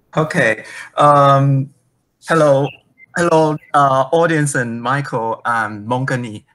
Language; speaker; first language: English; non-native, fluent; Thai